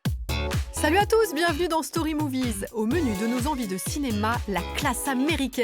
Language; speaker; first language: French; native; French